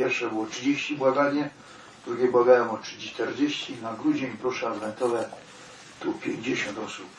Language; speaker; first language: Polish; native; Polish